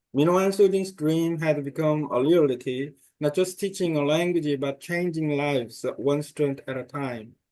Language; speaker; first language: English; non-native, learner; Korean